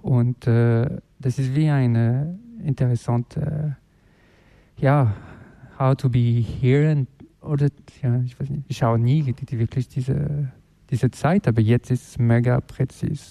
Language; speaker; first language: German; non-native, learner; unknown